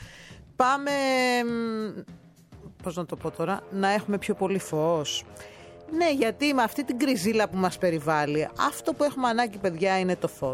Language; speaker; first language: Greek; native; Greek